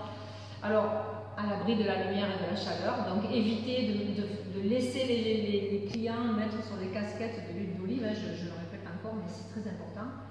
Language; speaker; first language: French; native; French